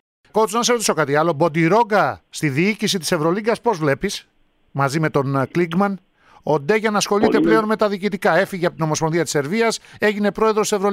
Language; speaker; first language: Greek; native; Greek